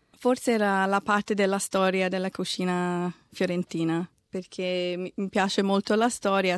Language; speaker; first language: Italian; non-native, fluent; English